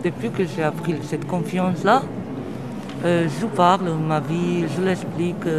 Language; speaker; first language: French; non-native, fluent; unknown